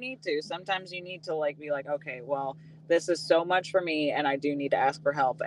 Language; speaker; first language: English; native; English